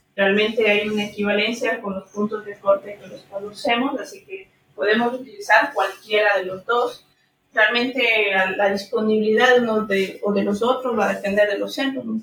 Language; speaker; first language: Spanish; native; Spanish